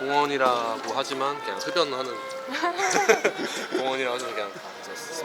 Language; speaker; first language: Korean; native; Korean